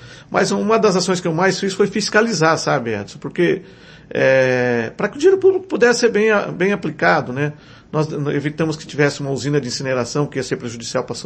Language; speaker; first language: Portuguese; native; Portuguese